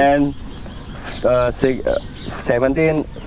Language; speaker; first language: English; non-native, fluent; Indonesian